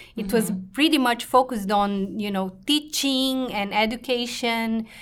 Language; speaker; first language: English; non-native, fluent; Portuguese